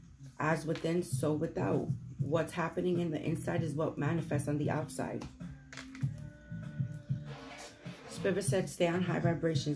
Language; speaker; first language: English; native; English